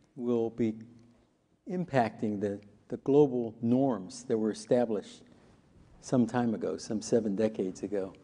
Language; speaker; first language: English; native; English